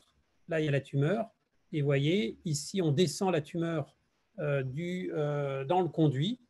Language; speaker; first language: French; native; French